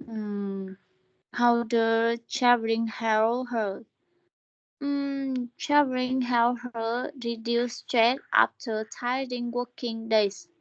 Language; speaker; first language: English; non-native, learner; Vietnamese